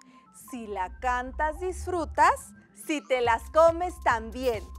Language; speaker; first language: Spanish; native; Spanish